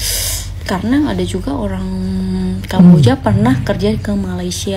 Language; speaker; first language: Indonesian; non-native, fluent; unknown